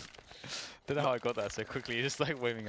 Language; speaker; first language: English; native; English